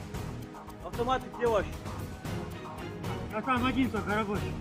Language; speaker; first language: Russian; native; Russian